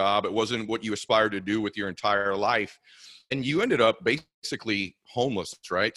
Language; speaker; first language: English; native; English